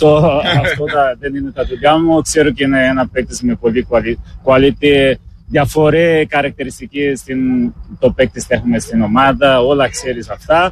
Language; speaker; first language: Greek; non-native, learner; Portuguese